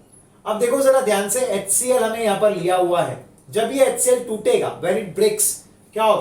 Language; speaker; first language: Hindi; non-native, local second language; Gujarati